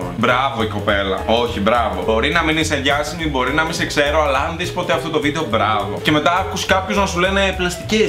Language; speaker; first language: Greek; native; Greek